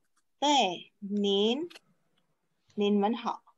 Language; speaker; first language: Chinese; non-native, fluent; Indonesian